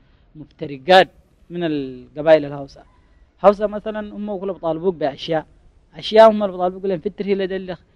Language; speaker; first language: Arabic; native; Arabic